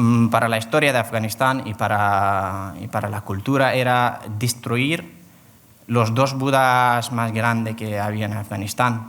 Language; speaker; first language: Spanish; non-native, fluent; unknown